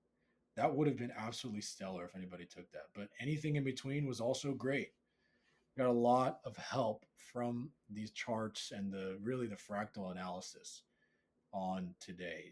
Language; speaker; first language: English; native; English